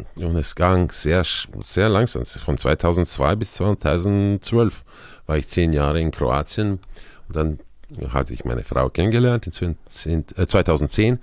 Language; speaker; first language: German; non-native, fluent; Croatian